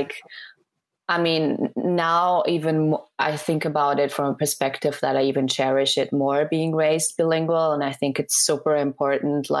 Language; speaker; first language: English; non-native, fluent; Serbian